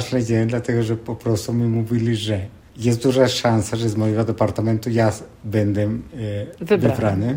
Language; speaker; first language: Polish; non-native, fluent; Spanish